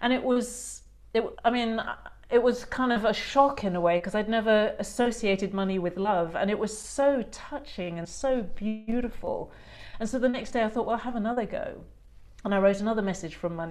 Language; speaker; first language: English; native; English